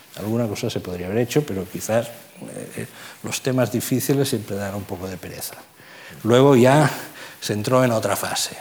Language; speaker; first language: Spanish; non-native, local second language; Catalan